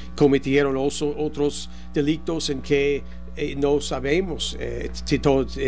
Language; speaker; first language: Spanish; non-native, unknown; English